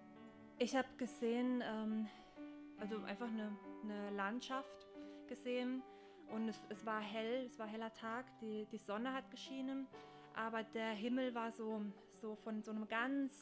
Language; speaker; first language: German; native; German